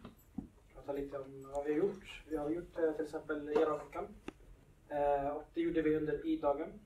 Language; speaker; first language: Swedish; early bilingual, other home language; Somali